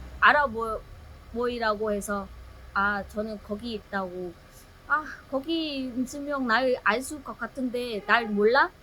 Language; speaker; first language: Korean; non-native, learner; Vietnamese